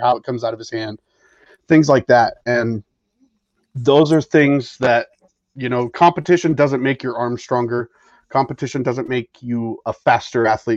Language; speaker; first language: English; native; English